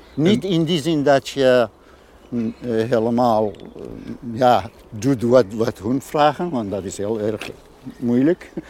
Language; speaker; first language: Dutch; non-native, fluent; Persian